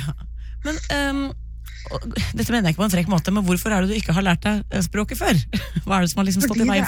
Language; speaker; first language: Norwegian; native; Norwegian